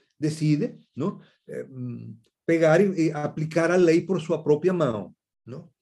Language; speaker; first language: Portuguese; non-native, fluent; Spanish